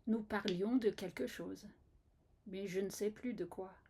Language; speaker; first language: French; non-native, fluent; English